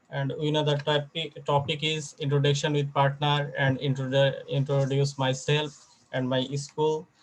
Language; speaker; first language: English; non-native, fluent; Bangla